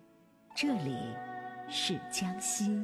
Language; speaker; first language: Chinese; native; Chinese